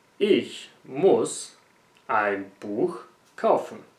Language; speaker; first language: German; non-native, fluent; English